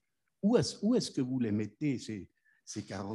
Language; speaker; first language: French; non-native, fluent; German